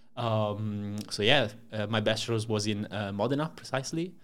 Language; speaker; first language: English; non-native, fluent; Italian